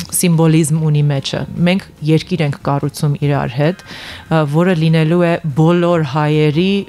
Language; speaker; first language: Armenian; early bilingual, heritage; Armenian